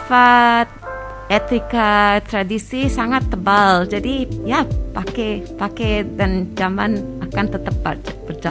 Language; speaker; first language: Indonesian; non-native, fluent; English